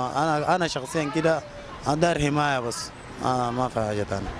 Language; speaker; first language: Arabic; native; Arabic